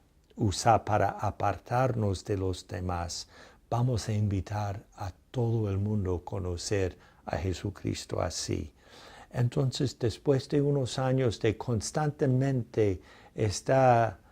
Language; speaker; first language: Spanish; non-native, fluent; English